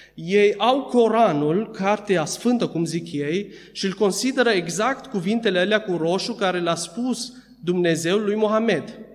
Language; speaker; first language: Romanian; early bilingual, other home language; Arabic